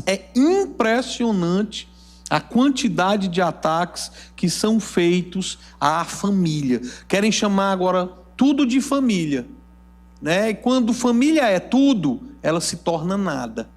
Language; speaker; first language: Portuguese; native; Portuguese